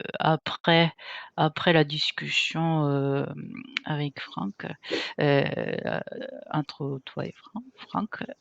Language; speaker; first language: French; non-native, fluent; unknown